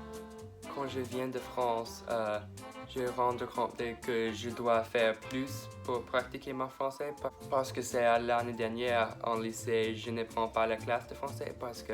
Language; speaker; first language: French; non-native, learner; English